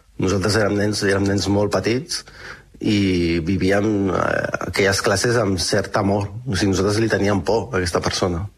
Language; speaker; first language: Catalan; native; Catalan